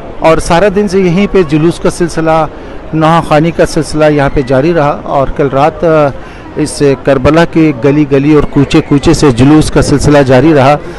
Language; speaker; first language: Urdu; native; Urdu